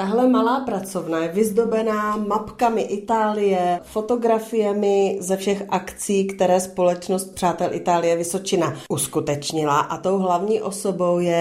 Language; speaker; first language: Czech; native; Czech